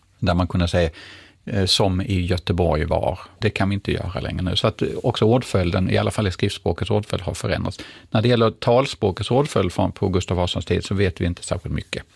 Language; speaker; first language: Swedish; native; Swedish